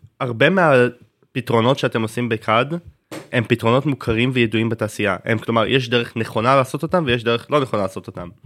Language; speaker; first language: Hebrew; native; Hebrew